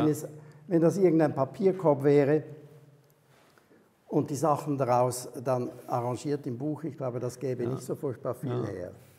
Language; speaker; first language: German; native; German